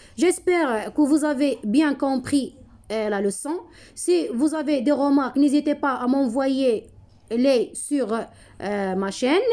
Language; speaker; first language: French; non-native, local second language; Arabic